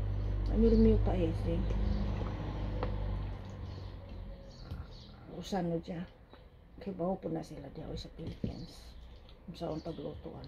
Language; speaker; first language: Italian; non-native, learner; Cebuano